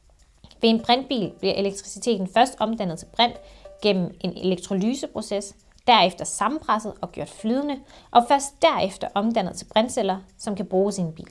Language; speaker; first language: Danish; native; Danish